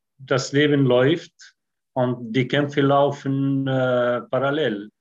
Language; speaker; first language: German; non-native, fluent; Arabic